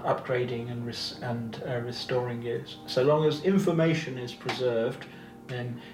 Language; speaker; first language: English; native; English